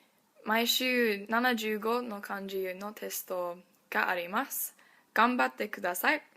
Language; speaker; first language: Japanese; non-native, learner; English